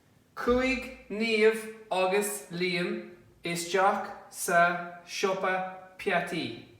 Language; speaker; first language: Irish; non-native, local second language; English